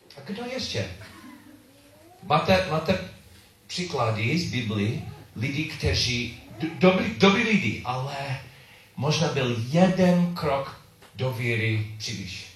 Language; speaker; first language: Czech; non-native, learner; English